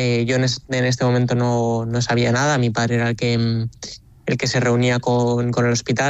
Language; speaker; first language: Spanish; native; Spanish